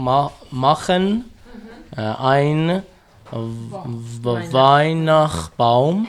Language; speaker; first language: German; non-native, learner; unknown